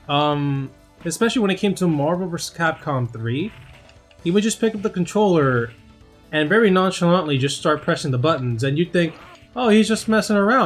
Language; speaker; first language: English; native; English